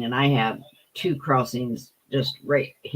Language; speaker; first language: English; native; English